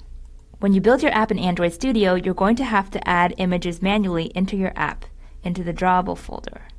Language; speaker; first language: English; native; English